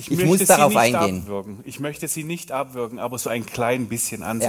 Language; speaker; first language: German; native; German